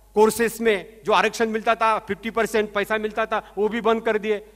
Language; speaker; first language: Hindi; non-native, local second language; Marathi